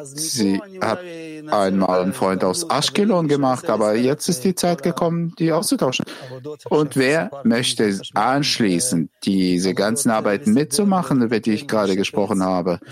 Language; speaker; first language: German; non-native, fluent; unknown